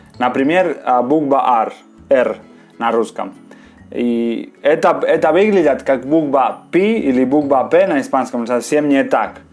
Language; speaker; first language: Russian; non-native, learner; Spanish